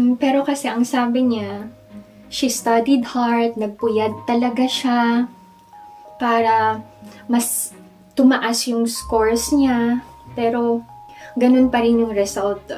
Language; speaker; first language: Filipino; native; Filipino